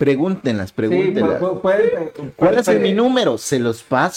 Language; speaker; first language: Spanish; native; Spanish